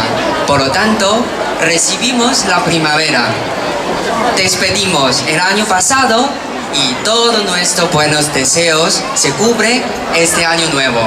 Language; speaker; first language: Spanish; non-native, fluent; Chinese